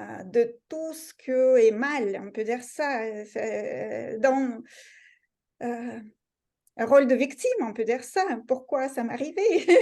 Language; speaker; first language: French; non-native, fluent; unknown